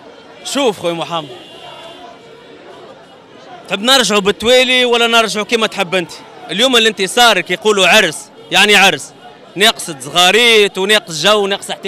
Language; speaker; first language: Arabic; native; Arabic